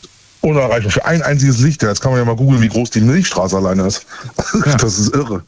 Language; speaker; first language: German; native; German